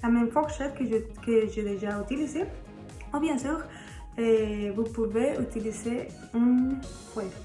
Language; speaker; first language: French; non-native, learner; Spanish